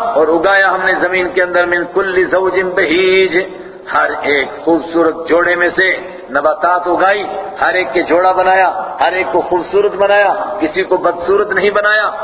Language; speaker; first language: Urdu; non-native, local second language; Punjabi